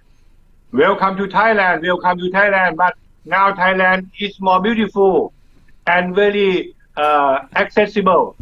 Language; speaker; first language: English; non-native, learner; Thai